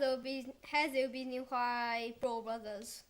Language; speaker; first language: Welsh; non-native, local second language; English